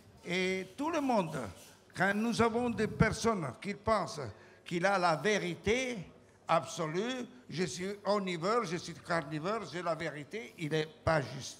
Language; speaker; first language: French; non-native, fluent; Italian